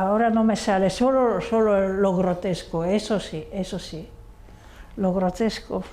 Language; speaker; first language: Spanish; non-native, fluent; Hungarian